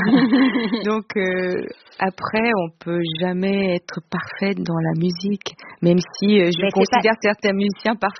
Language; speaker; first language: French; non-native, fluent; Korean